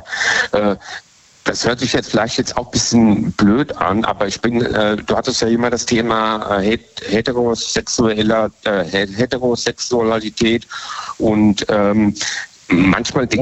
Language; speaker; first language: German; native; German